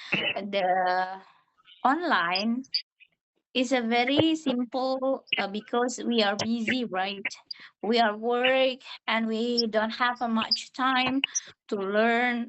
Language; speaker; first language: English; non-native, learner; Indonesian